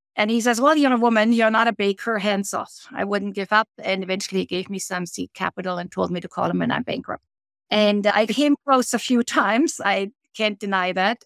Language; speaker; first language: English; non-native, fluent; German